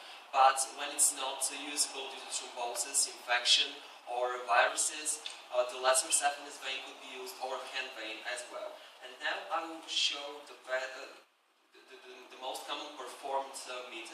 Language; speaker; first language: English; non-native, fluent; Bulgarian